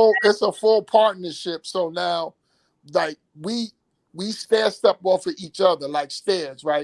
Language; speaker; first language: English; native; English